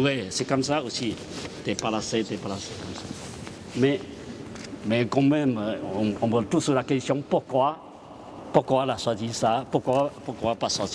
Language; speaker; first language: French; non-native, learner; Chinese